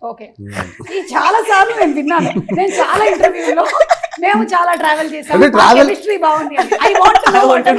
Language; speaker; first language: Telugu; native; Telugu